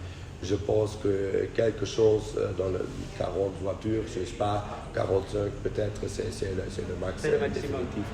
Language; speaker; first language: French; non-native, fluent; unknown